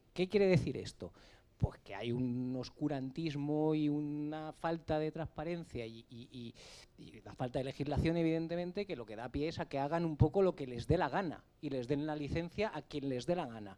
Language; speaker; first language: Spanish; native; Spanish